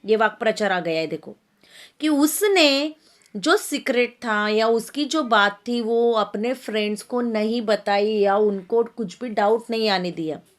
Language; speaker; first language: Hindi; non-native, local second language; Marathi